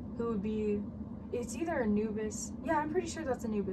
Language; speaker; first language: English; native; English